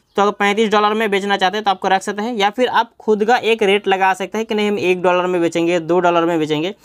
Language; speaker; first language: Hindi; native; Hindi